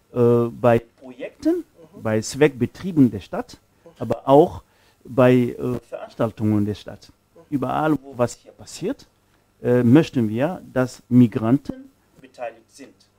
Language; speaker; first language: German; non-native, fluent; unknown